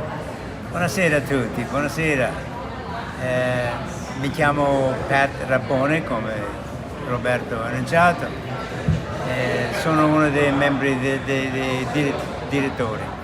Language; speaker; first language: Italian; early bilingual, heritage; English